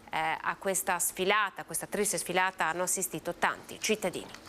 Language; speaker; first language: Italian; native; Italian